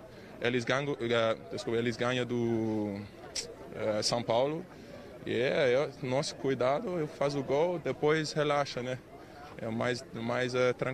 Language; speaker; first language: Portuguese; non-native, learner; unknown